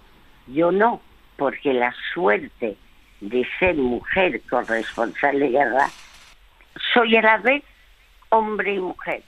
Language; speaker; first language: Spanish; early bilingual, other home language; French